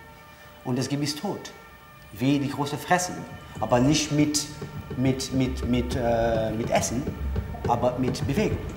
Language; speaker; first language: German; non-native, learner; French